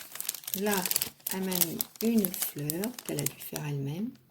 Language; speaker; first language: French; native; French